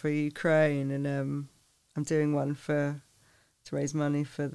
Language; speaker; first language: English; native; English